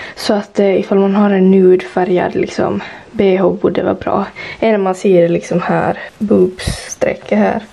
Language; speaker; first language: Swedish; native; Swedish